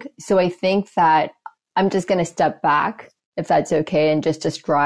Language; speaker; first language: English; native; English